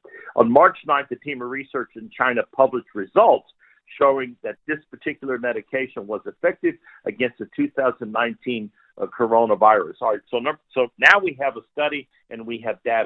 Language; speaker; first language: English; native; English